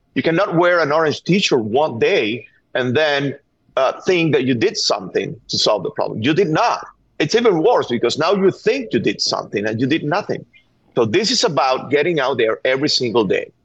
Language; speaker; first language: English; non-native, fluent; Spanish